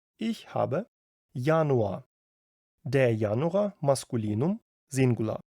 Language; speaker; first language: German; non-native, fluent; Ukrainian